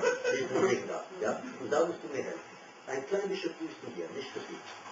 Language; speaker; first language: German; non-native, fluent; French